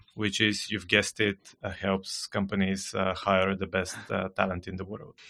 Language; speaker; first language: English; non-native, fluent; Bulgarian